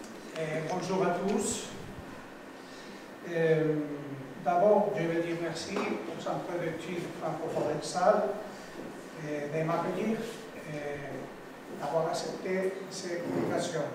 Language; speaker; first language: French; non-native, fluent; Spanish